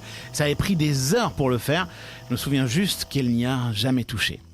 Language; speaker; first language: French; native; French